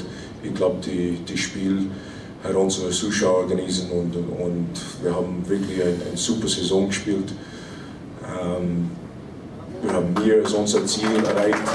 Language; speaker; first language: German; non-native, fluent; English